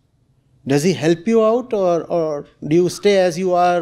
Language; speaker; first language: English; non-native, local second language; Hindi